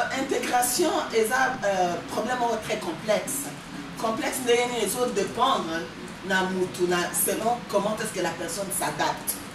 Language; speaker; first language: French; non-native, local second language; Lingala